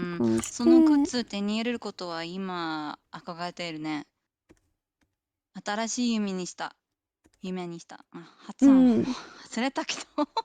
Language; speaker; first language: Japanese; non-native, learner; English